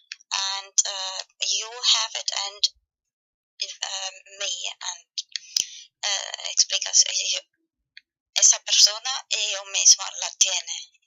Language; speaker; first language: Spanish; non-native, fluent; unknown